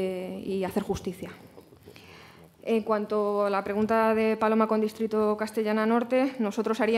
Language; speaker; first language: Spanish; native; Spanish